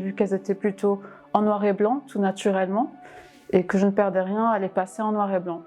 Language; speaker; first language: French; non-native, local second language; Arabic